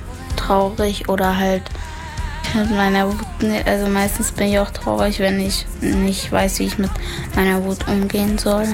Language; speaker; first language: German; native; German